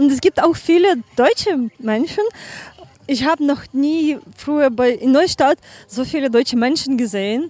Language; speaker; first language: German; non-native, learner; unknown